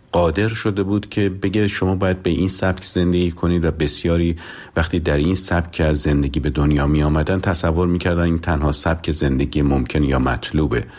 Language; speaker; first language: Persian; native; Persian